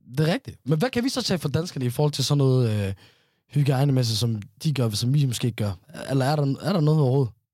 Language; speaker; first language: Danish; early bilingual, other home language; Somali